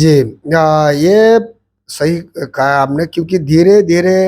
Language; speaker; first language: Hindi; non-native, local second language; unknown